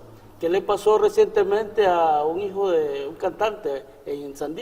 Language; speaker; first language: Spanish; native; Spanish